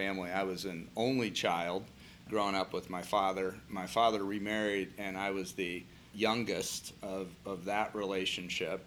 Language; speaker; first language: English; native; English